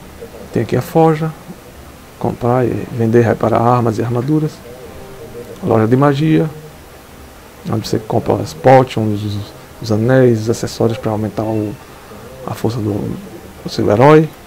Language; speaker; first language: Portuguese; native; Portuguese